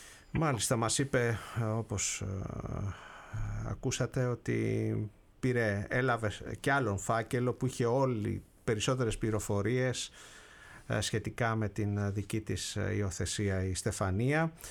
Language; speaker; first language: Greek; native; Greek